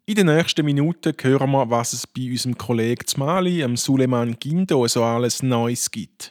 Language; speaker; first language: German; native; German